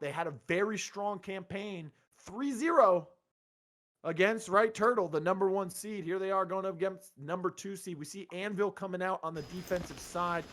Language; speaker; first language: English; native; English